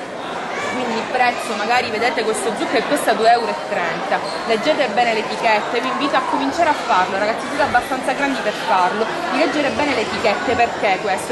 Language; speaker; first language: Italian; native; Italian